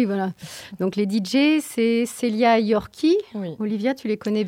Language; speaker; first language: French; native; French